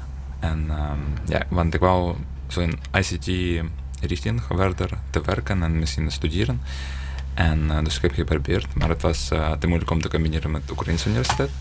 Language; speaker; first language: Dutch; non-native, fluent; Ukrainian